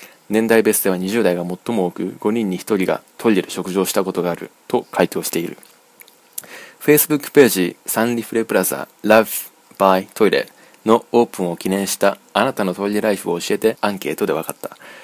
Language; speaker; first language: Japanese; native; Japanese